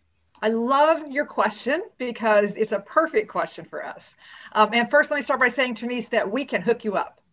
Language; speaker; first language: English; native; English